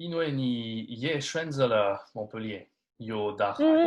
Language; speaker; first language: Chinese; non-native, learner; French